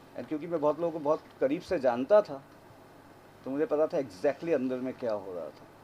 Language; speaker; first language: Hindi; non-native, local second language; Assamese